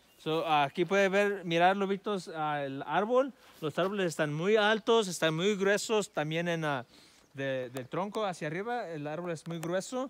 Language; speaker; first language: Spanish; early bilingual, heritage; Spanish